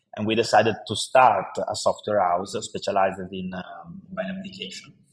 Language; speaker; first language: English; non-native, fluent; Italian